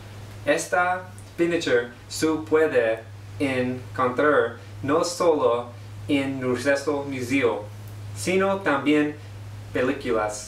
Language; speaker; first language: Spanish; non-native, learner; English